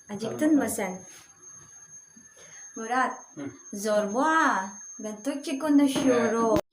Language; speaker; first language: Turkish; non-native, learner; Filipino